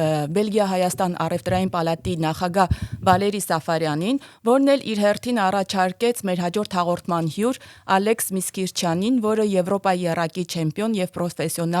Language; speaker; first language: Armenian; early bilingual, heritage; Armenian